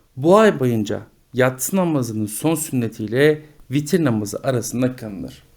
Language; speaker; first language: Turkish; native; Turkish